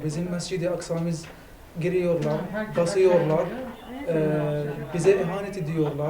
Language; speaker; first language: Turkish; non-native, fluent; Arabic